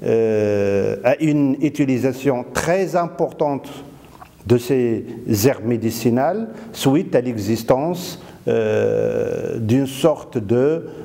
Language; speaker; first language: French; non-native, local second language; Arabic